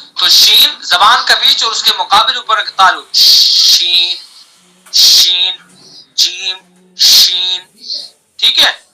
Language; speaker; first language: Urdu; native; Urdu